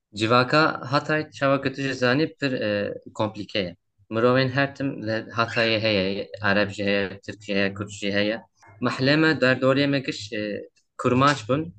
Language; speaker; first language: Kurdish; non-native, local second language; Turkish